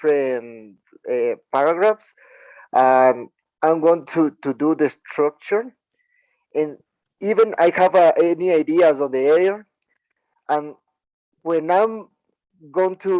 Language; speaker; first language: English; non-native, learner; Spanish